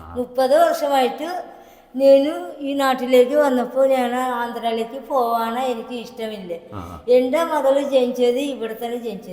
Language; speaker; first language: Malayalam; non-native, local second language; Telugu